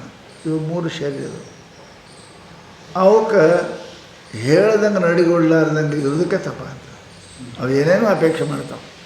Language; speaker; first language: Kannada; native; Kannada